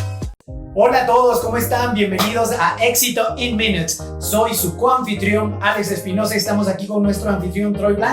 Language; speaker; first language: Spanish; native; Spanish